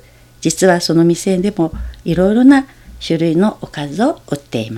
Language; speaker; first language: Japanese; non-native, fluent; Chinese